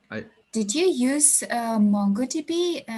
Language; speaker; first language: English; non-native, learner; Russian